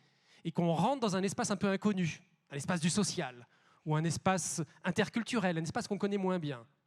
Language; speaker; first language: French; native; French